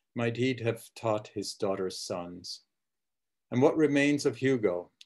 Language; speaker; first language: English; early bilingual, other home language; Czech